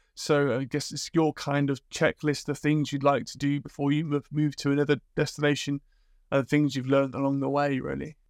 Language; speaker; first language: English; native; English